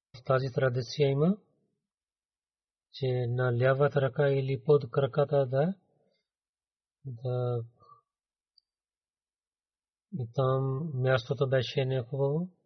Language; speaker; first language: Bulgarian; non-native, learner; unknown